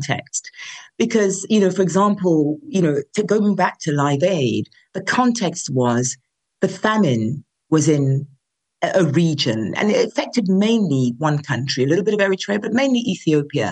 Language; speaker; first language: English; non-native, local second language; Yoruba